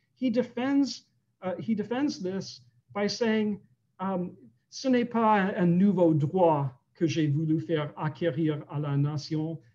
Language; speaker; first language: French; non-native, fluent; English